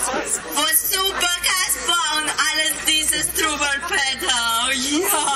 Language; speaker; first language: German; non-native, learner; Spanish